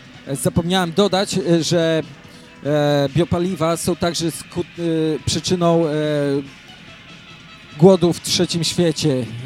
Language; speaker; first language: Polish; native; Polish